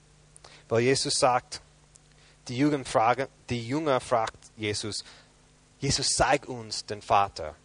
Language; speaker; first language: German; non-native, fluent; English